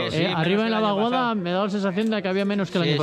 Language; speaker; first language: Spanish; native; Spanish